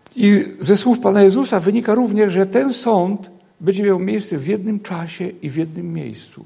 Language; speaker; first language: Polish; native; Polish